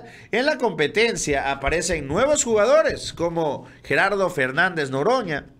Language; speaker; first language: Spanish; native; Spanish